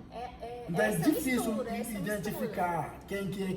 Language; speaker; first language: Portuguese; non-native, fluent; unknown